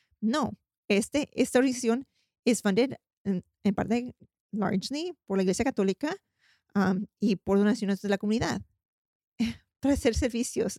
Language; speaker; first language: Spanish; early bilingual, heritage; Spanish